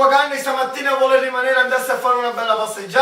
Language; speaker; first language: Italian; native; Italian